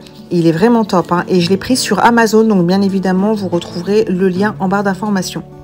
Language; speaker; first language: French; native; French